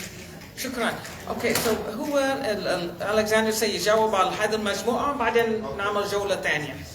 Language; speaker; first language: Arabic; early bilingual, heritage; Arabic